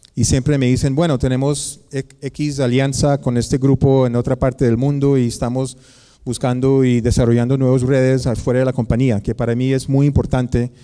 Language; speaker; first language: Spanish; early bilingual, heritage; Spanish